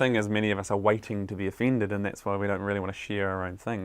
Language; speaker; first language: English; native; English